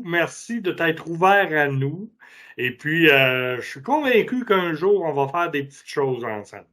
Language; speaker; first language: French; native; French